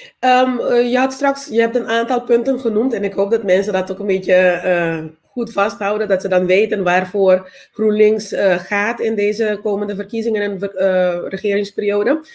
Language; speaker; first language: Dutch; non-native, local second language; Papiamento